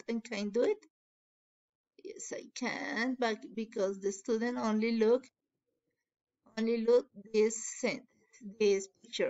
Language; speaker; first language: English; non-native, learner; Spanish